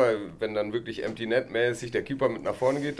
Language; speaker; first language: German; native; German